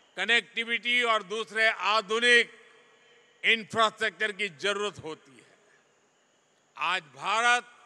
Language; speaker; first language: Hindi; non-native, local second language; Gujarati